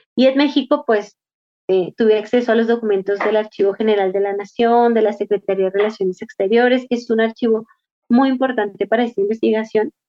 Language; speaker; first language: Spanish; native; Spanish